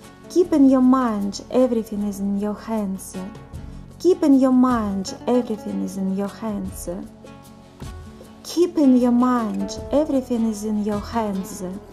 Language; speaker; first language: English; non-native, fluent; Russian